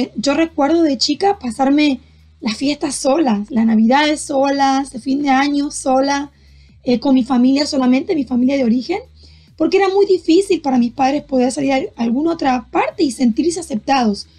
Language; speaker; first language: Spanish; native; Spanish